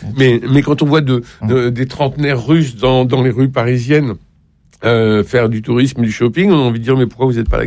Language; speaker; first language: French; native; French